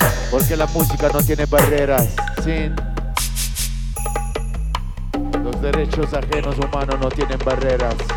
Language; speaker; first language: Spanish; native; Spanish